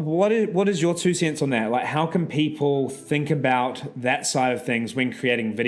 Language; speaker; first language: English; native; English